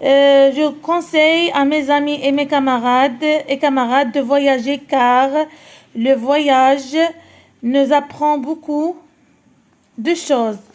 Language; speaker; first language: French; non-native, local second language; Arabic